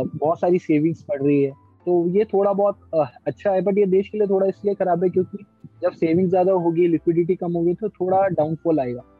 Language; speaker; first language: Hindi; native; Hindi